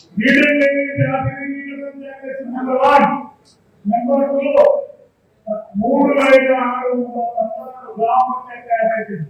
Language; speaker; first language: Telugu; non-native, local second language; Lambadi